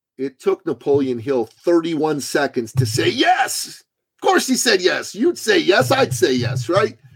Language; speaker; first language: English; early bilingual, other home language; Persian